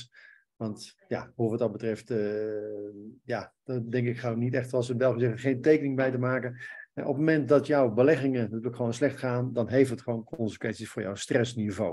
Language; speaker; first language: Dutch; native; Dutch